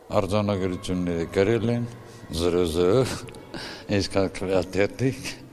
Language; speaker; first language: Armenian; native; Armenian